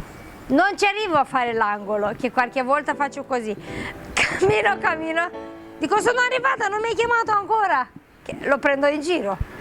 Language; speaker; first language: Italian; non-native, fluent; Romanian